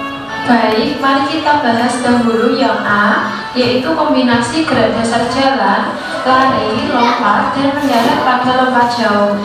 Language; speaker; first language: Indonesian; native; Indonesian